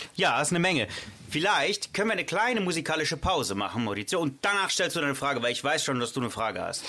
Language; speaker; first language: German; early bilingual, other home language; Italian